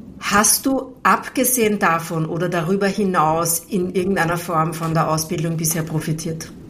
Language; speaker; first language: German; native; German